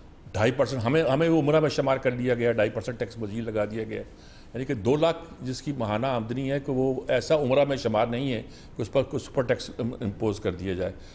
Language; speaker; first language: Urdu; native; Urdu